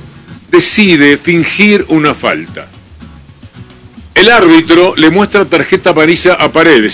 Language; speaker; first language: Spanish; native; Spanish